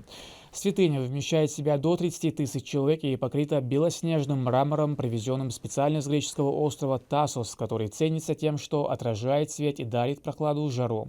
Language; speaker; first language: Russian; native; Russian